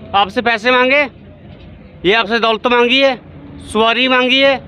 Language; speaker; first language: Hindi; native; Hindi